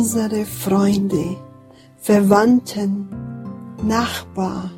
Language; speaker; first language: German; non-native, fluent; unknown